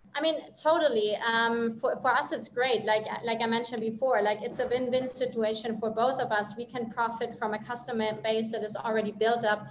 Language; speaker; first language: English; non-native, fluent; German